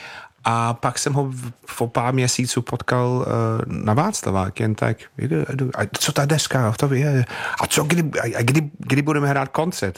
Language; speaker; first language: Czech; non-native, learner; English